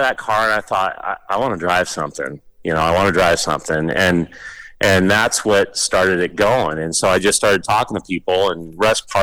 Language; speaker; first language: English; native; English